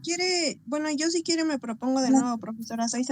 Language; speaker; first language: Spanish; native; Spanish